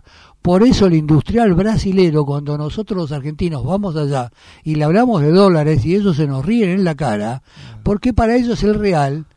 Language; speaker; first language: Spanish; native; Spanish